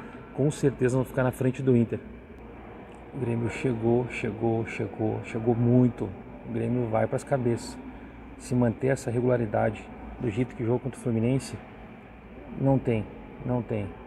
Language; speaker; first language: Portuguese; native; Portuguese